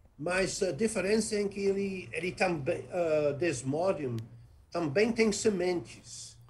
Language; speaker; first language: Portuguese; non-native, fluent; English